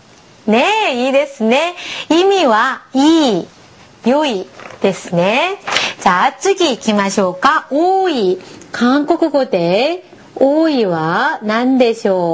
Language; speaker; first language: Japanese; non-native, fluent; Korean